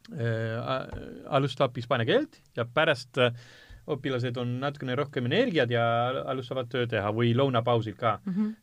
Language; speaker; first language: Estonian; non-native, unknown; Spanish